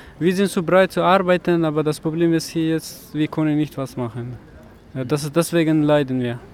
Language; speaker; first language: German; non-native, learner; Persian